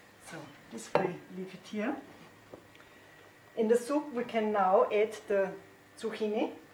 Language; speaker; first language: English; non-native, fluent; German